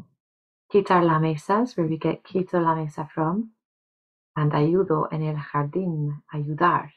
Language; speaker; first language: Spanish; non-native, fluent; English